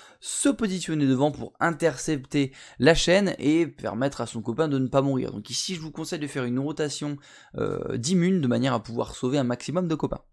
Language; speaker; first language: French; native; French